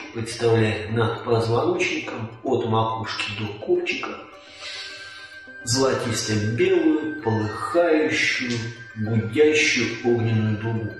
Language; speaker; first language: Russian; native; Russian